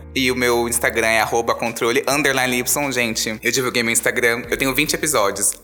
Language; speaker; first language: Portuguese; native; Portuguese